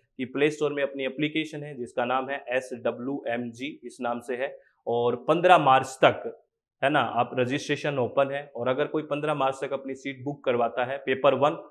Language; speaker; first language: Hindi; native; Hindi